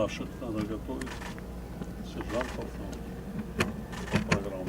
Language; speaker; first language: Russian; non-native, local second language; Tajik